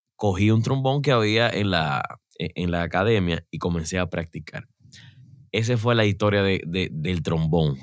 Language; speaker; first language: Spanish; native; Spanish